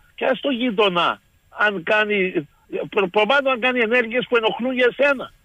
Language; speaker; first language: Greek; native; Greek